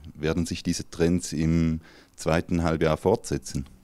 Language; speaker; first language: German; native; German